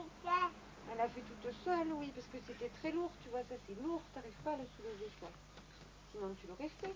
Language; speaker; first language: French; native; French